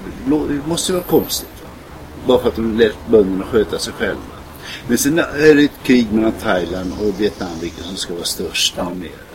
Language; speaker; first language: Swedish; native; Swedish